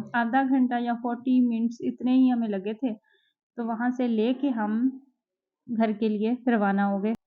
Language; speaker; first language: Urdu; native; Urdu